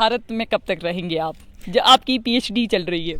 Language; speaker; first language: Hindi; native; Hindi